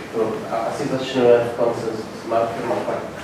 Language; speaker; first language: Czech; non-native, learner; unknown